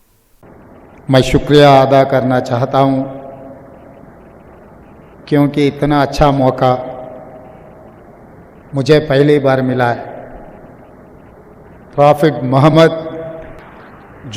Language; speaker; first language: Hindi; non-native, local second language; Telugu